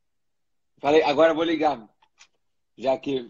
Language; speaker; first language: Portuguese; native; Portuguese